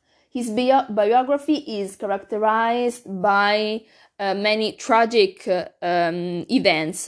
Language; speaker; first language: English; non-native, learner; Italian